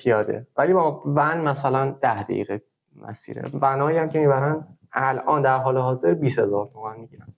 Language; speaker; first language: Persian; native; Persian